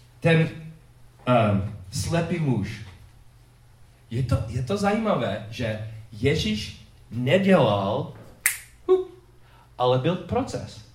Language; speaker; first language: Czech; non-native, fluent; English